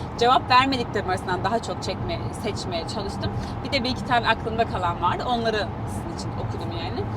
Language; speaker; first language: Turkish; native; Turkish